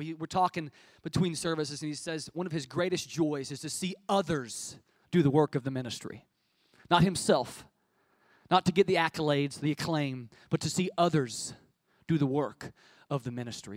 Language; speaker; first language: English; native; English